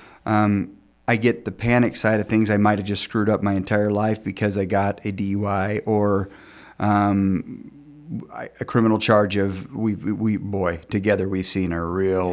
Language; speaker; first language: English; native; English